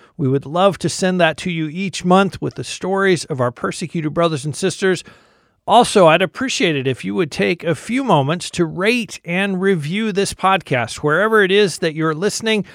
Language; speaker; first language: English; native; English